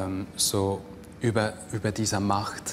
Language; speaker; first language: German; non-native, fluent; English